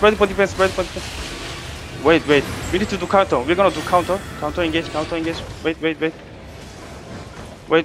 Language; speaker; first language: English; non-native, learner; Korean